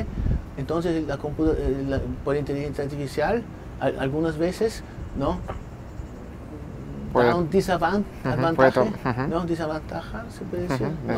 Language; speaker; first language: Spanish; non-native, fluent; German